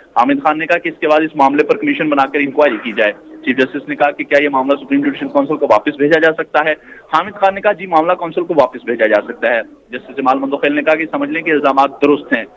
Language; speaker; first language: Urdu; native; Urdu